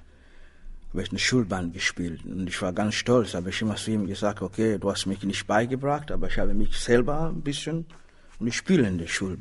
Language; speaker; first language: German; non-native, learner; Swahili